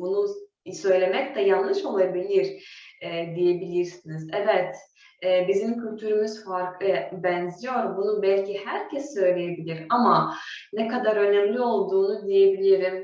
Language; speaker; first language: Turkish; non-native, fluent; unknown